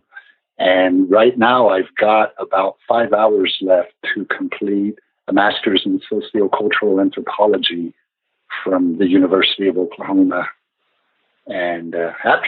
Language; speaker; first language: English; native; English